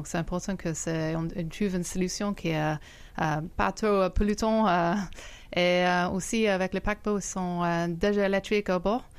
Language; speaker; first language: French; non-native, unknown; English